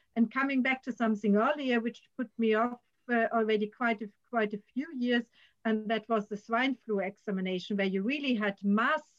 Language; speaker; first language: English; non-native, fluent; German